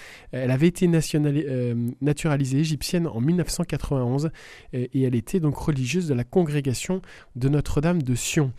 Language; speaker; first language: French; native; French